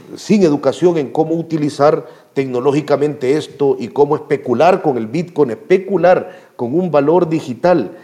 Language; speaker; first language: Spanish; native; Spanish